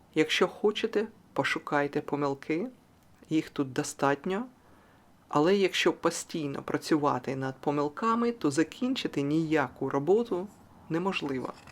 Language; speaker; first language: Ukrainian; non-native, local second language; Russian